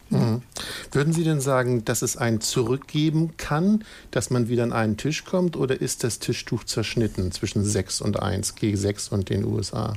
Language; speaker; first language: German; native; German